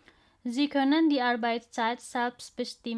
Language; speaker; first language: German; non-native, learner; Indonesian